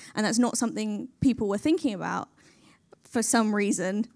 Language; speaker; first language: English; native; English